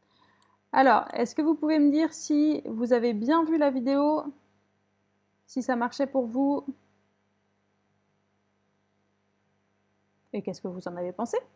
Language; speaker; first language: French; native; French